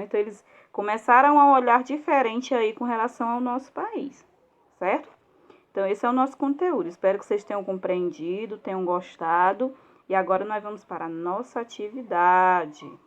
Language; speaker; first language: Portuguese; native; Portuguese